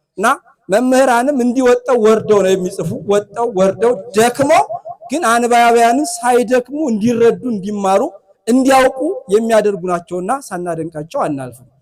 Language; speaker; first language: Amharic; native; Amharic